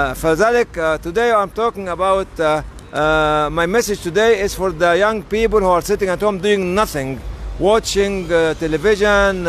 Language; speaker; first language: English; non-native, fluent; Arabic